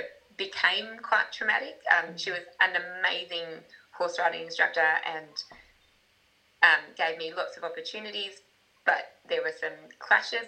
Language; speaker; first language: English; native; English